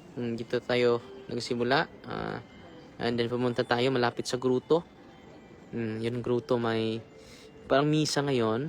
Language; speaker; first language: Filipino; native; Filipino